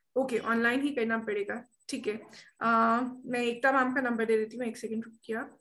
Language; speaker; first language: Hindi; native; Hindi